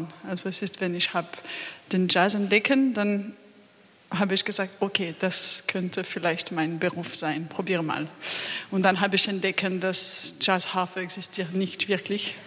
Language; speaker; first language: German; non-native, fluent; French